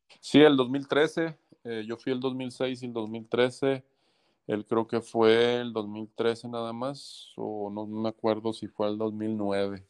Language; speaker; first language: Spanish; native; Spanish